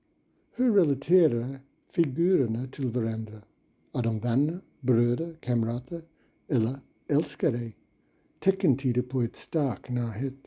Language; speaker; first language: Swedish; non-native, fluent; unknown